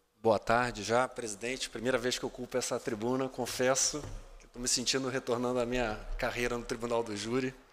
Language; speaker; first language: Portuguese; native; Portuguese